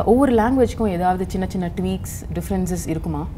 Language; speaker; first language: Tamil; native; Tamil